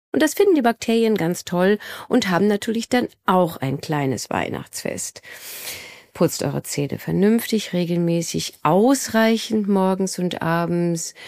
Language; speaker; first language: German; native; German